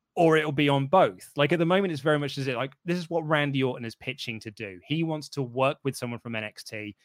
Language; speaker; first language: English; native; English